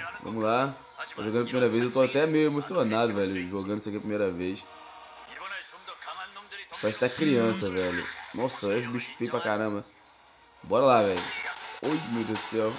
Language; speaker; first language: Portuguese; native; Portuguese